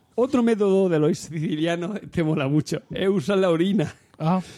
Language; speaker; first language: Spanish; native; Spanish